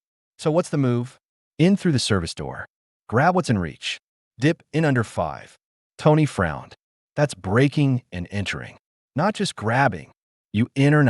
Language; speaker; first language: English; native; English